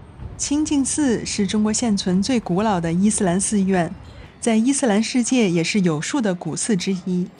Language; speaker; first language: Chinese; native; Chinese